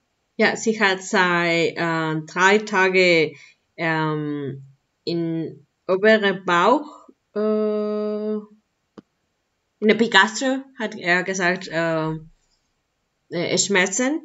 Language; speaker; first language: German; non-native, learner; Spanish